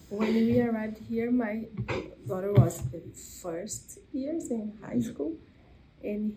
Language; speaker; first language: English; non-native, learner; Portuguese